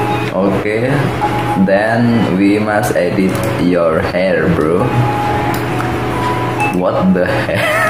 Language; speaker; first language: English; non-native, learner; Indonesian